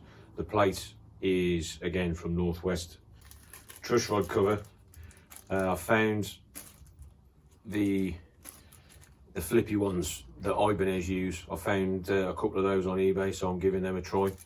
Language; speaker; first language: English; native; English